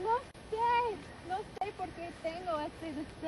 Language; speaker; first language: Spanish; non-native, learner; English